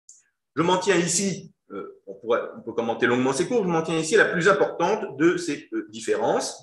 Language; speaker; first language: French; native; French